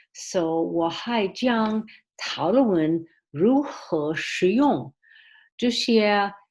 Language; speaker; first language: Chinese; early bilingual, heritage; Chinese